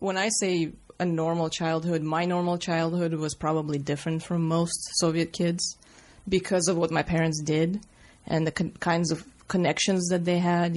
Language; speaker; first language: English; non-native, fluent; Russian